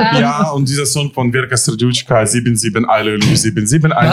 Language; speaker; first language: German; non-native, learner; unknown